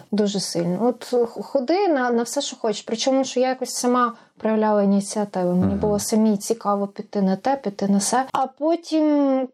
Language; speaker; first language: Ukrainian; native; Ukrainian